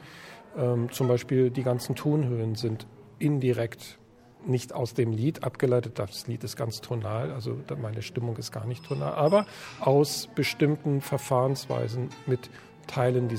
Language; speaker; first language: German; native; German